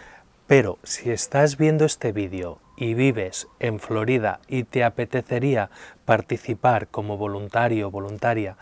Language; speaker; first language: Spanish; native; Spanish